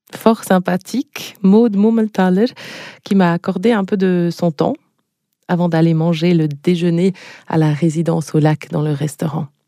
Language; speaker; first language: French; native; French